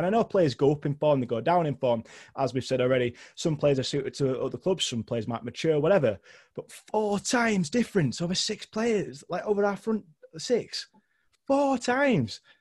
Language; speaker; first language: English; native; English